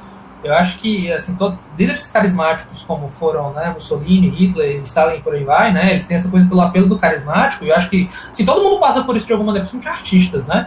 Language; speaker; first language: Portuguese; native; Portuguese